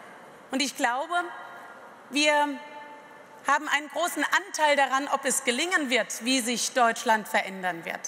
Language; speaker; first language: German; native; German